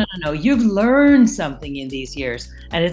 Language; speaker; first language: English; non-native, fluent; Norwegian